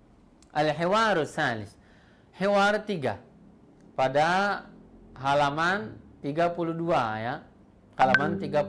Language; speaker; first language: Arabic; non-native, fluent; Indonesian